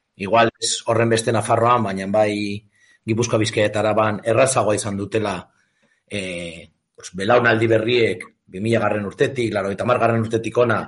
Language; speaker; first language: Basque; native; Basque